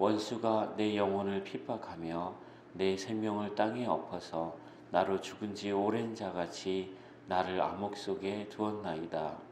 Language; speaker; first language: Korean; native; Korean